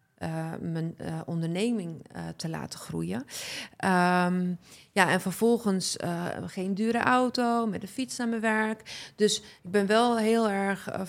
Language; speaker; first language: Dutch; early bilingual, other home language; Arabic